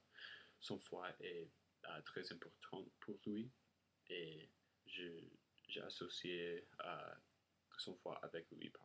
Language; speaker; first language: French; non-native, learner; English